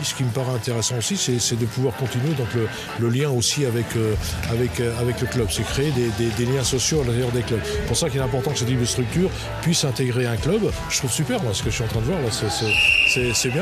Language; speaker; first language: French; native; French